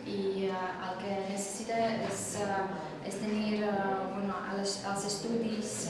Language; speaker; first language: Catalan; non-native, fluent; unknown